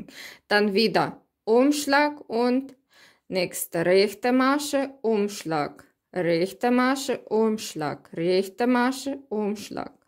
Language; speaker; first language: German; non-native, learner; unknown